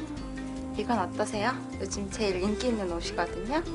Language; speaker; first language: Korean; non-native, fluent; Vietnamese